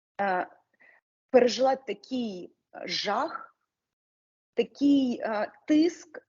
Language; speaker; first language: Ukrainian; non-native, local second language; Russian